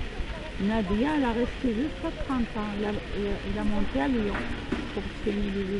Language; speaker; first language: French; non-native, learner; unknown